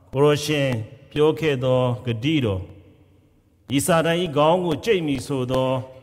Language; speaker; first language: Burmese; non-native, local second language; Kachin